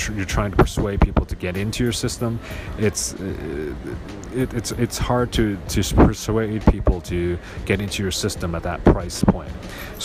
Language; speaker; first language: English; non-native, local second language; Cantonese